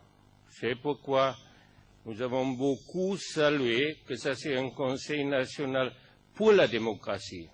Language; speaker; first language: French; non-native, fluent; German